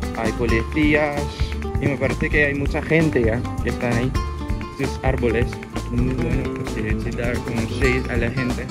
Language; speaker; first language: Spanish; non-native, learner; Filipino